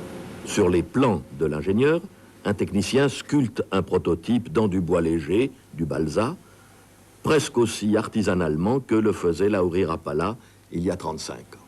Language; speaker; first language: French; native; French